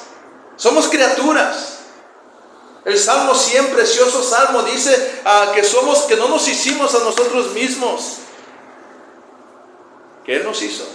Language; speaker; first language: Spanish; native; Spanish